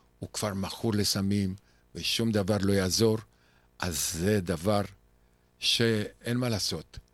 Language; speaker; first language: Hebrew; non-native, fluent; Romanian